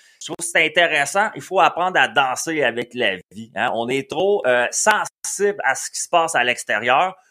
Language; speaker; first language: French; native; French